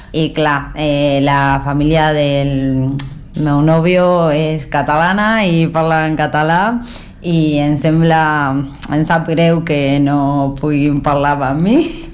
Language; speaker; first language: Catalan; non-native, learner; Spanish